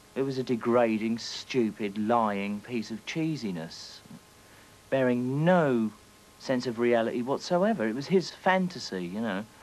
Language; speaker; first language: English; native; English